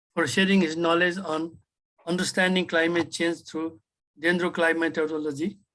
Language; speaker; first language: English; non-native, local second language; Nepali